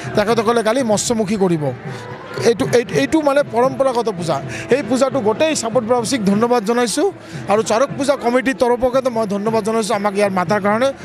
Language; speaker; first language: Assamese; non-native, local second language; Bangla